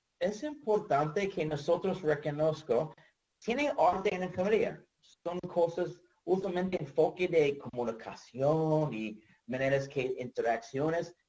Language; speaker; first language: Spanish; non-native, learner; English